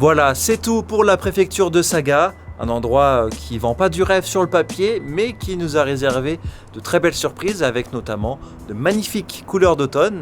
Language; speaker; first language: French; native; French